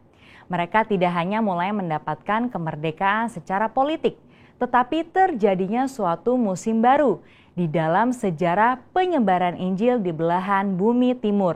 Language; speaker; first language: Indonesian; native; Indonesian